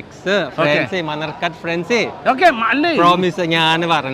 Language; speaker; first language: Malayalam; non-native, learner; Chinese